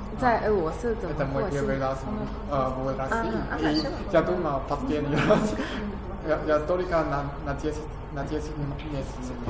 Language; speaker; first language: Russian; non-native, learner; Chinese